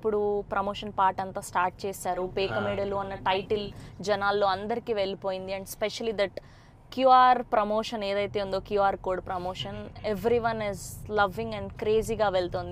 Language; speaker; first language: Telugu; native; Telugu